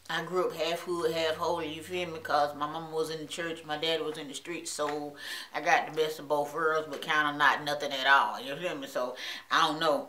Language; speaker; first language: English; native; English